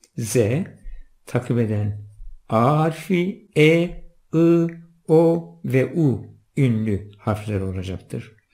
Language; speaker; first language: Turkish; non-native, local second language; Zaza